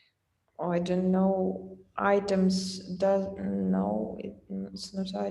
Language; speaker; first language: English; non-native, fluent; Russian